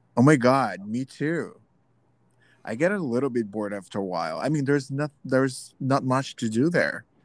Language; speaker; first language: English; non-native, fluent; Portuguese